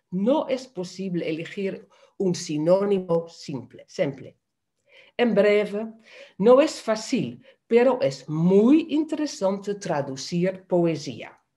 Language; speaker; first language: Spanish; non-native, fluent; Dutch